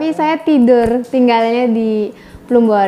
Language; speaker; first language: Indonesian; native; Indonesian